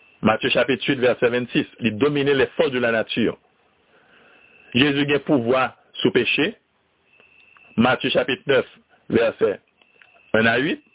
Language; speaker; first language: French; non-native, learner; Haitian Creole